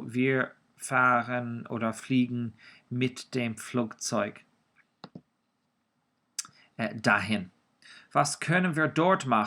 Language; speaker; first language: German; non-native, fluent; Irish